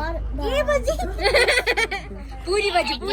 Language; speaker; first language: Hindi; non-native, learner; Malayalam